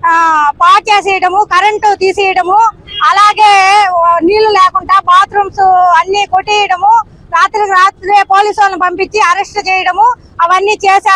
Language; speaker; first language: Telugu; native; Telugu